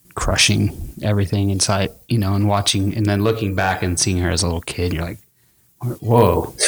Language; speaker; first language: English; native; English